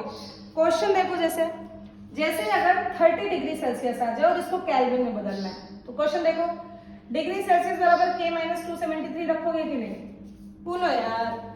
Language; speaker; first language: Hindi; native; Hindi